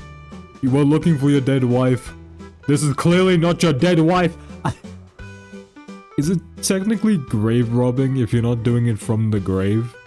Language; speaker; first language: English; native; English